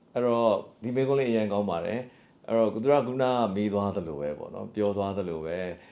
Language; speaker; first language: Burmese; native; Burmese